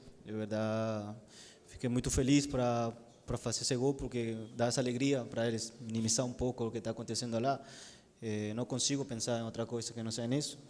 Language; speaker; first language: Portuguese; non-native, fluent; Spanish